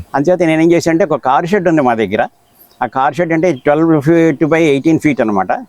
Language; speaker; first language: Telugu; native; Telugu